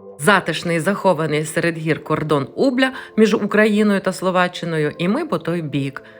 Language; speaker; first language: Ukrainian; native; Ukrainian